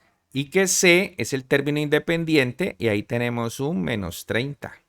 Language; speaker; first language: Spanish; native; Spanish